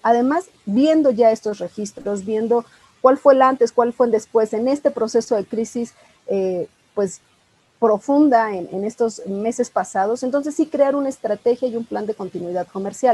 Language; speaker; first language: Spanish; native; Spanish